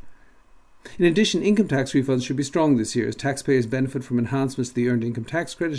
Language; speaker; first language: English; native; English